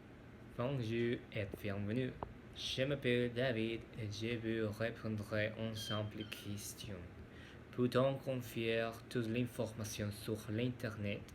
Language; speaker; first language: French; non-native, learner; Spanish